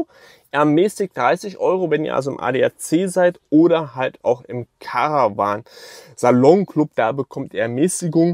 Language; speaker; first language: German; native; German